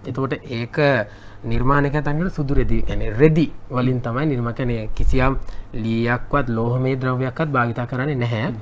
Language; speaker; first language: Sinhala; native; Sinhala